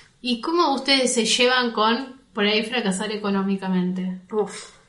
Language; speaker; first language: Spanish; native; Spanish